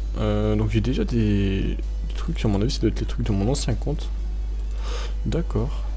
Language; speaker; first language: French; native; French